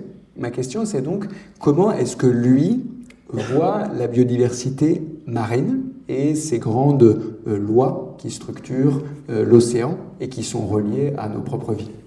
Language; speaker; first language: French; native; French